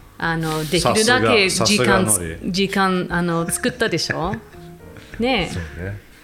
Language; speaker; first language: Japanese; non-native, fluent; English